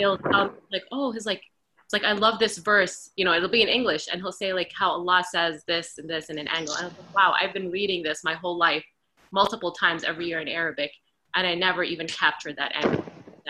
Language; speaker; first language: English; non-native, fluent; Arabic